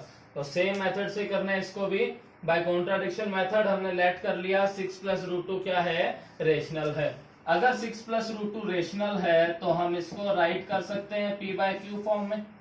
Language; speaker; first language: Hindi; native; Hindi